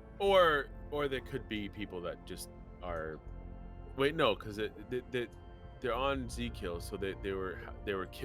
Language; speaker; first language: English; native; English